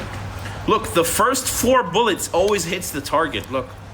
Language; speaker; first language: English; native; English